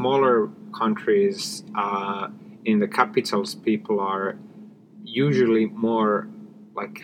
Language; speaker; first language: English; non-native, fluent; Finnish